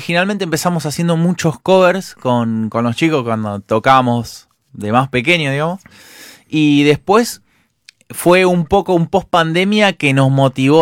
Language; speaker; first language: Spanish; native; Spanish